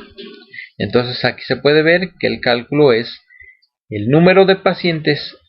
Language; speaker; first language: Spanish; native; Spanish